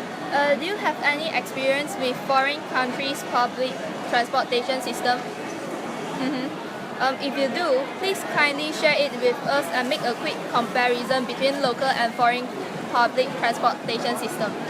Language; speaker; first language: English; non-native, local second language; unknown